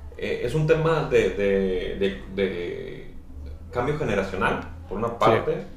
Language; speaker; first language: Spanish; native; Spanish